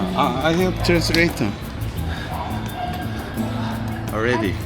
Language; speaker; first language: English; non-native, learner; Korean